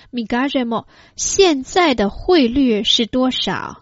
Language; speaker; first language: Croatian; non-native, fluent; Chinese